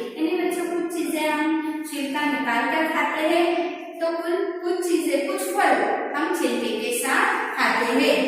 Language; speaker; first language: Urdu; native; Urdu